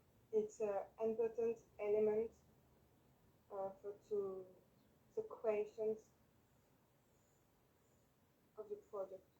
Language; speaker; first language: English; non-native, learner; French